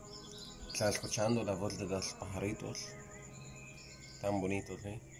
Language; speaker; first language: Spanish; non-native, learner; Arabic